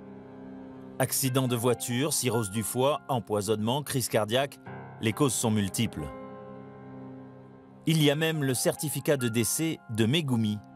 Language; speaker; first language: French; native; French